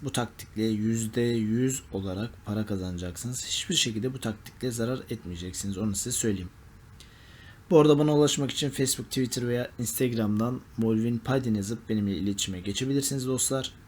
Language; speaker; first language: Turkish; native; Turkish